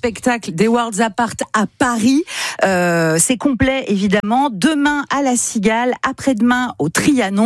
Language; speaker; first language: French; native; French